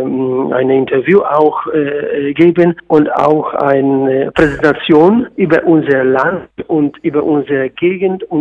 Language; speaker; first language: German; non-native, fluent; Polish